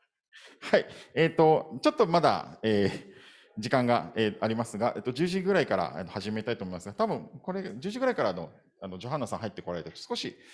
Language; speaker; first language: Japanese; native; Japanese